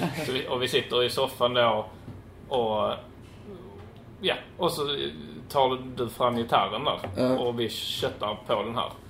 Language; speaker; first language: Swedish; native; Swedish